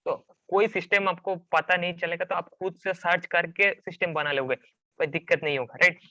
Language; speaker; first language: Hindi; non-native, local second language; Bangla